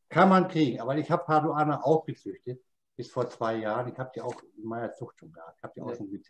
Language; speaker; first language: German; native; German